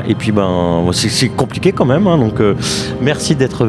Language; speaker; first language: French; native; French